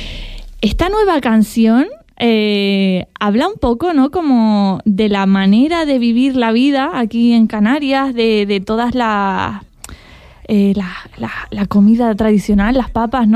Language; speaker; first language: Spanish; native; Spanish